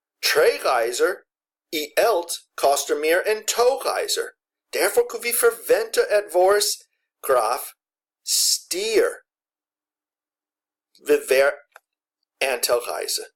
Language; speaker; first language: Danish; non-native, fluent; English